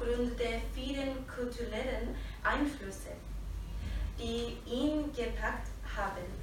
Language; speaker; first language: German; non-native, fluent; Japanese